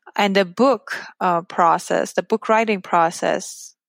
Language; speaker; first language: English; non-native, fluent; Persian